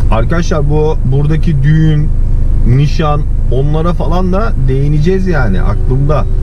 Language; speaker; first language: Turkish; native; Turkish